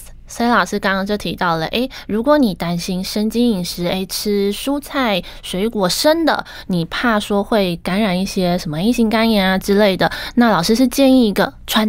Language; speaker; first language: Chinese; native; Chinese